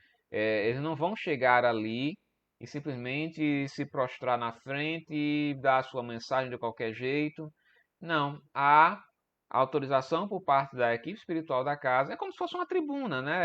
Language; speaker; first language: Portuguese; native; Portuguese